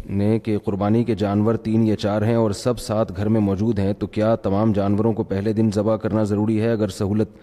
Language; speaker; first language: Urdu; native; Urdu